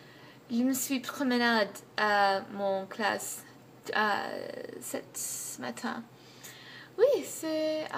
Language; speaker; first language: French; non-native, learner; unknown